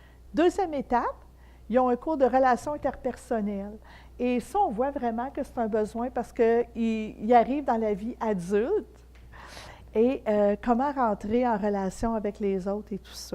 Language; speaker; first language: French; native; French